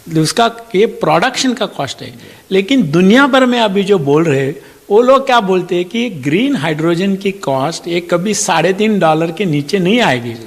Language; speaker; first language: Hindi; non-native, local second language; Marathi